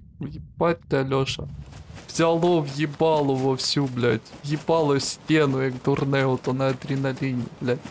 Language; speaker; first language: Russian; native; Russian